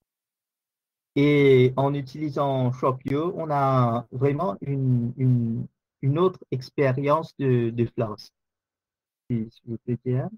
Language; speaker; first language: French; non-native, local second language; Morisyen